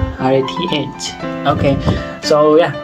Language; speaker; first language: English; non-native, local second language; Nepali